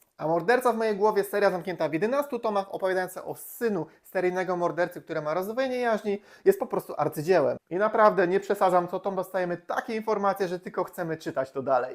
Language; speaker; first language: Polish; native; Polish